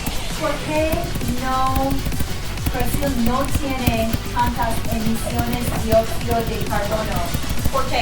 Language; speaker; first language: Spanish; non-native, learner; English